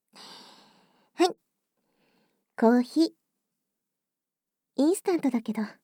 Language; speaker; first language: Japanese; native; Japanese